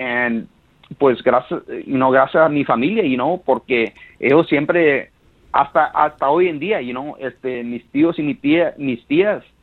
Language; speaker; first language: Spanish; early bilingual, heritage; Spanish